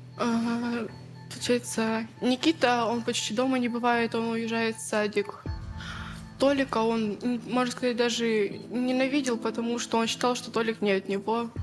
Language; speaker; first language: Russian; native; Russian